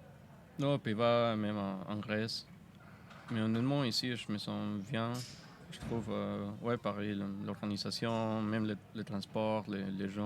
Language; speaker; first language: French; non-native, fluent; Spanish